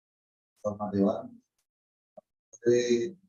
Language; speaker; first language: Indonesian; native; Indonesian